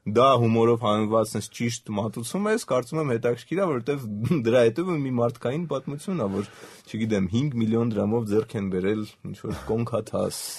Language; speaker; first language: Armenian; native; Armenian